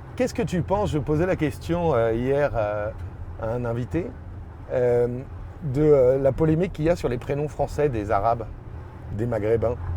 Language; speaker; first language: French; native; French